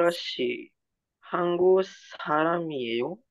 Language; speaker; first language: Korean; non-native, learner; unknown